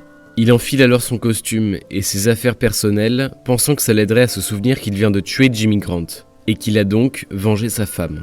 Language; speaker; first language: French; native; French